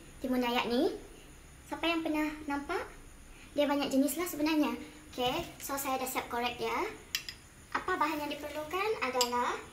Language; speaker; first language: Malay; non-native, local second language; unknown